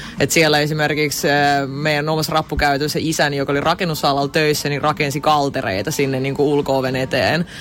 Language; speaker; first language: Finnish; early bilingual, other home language; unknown